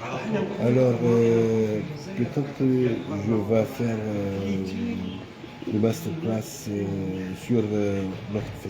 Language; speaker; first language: French; non-native, learner; Romanian